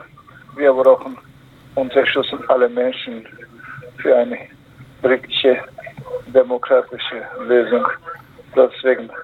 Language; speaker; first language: German; non-native, learner; Kurdish